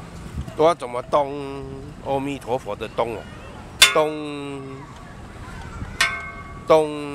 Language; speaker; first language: Chinese; native; Chinese